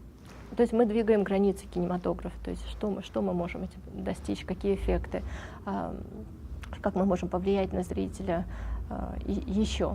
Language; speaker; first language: Russian; non-native, local second language; Tajik